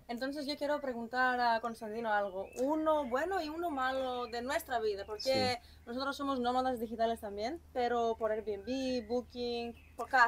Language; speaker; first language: Spanish; non-native, fluent; Greek